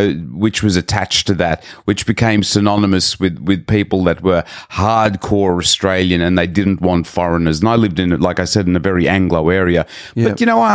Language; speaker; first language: English; native; English